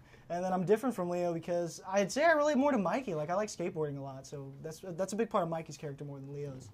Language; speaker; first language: English; native; English